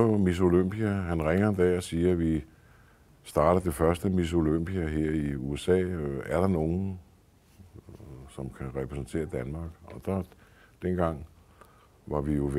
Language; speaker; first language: Danish; native; Danish